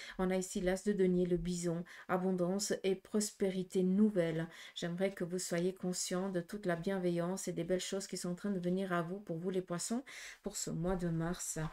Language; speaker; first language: French; native; French